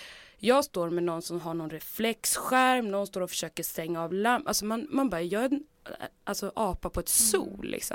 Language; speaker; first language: Swedish; native; Swedish